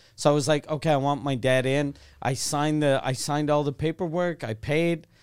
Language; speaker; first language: English; non-native, local second language; French